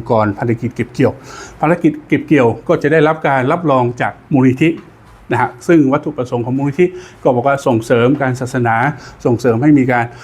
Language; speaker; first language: Thai; native; Thai